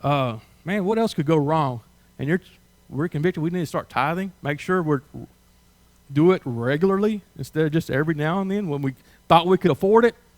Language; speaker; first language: English; native; English